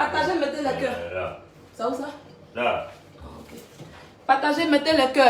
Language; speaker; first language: French; native; French